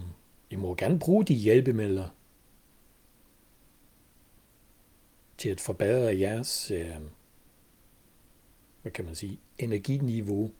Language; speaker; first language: Danish; non-native, fluent; German